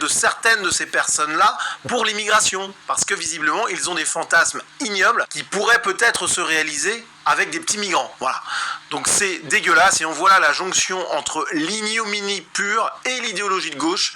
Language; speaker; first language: French; native; French